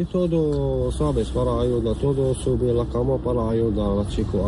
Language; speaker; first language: Spanish; non-native, learner; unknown